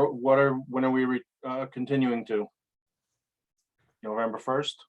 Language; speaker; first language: English; native; English